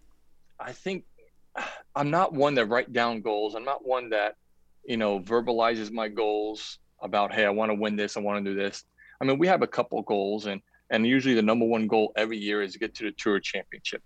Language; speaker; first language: English; native; English